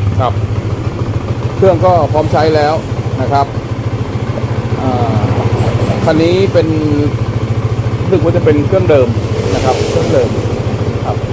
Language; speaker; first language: Thai; native; Thai